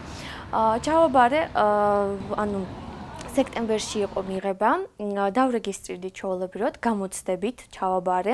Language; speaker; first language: Georgian; non-native, local second language; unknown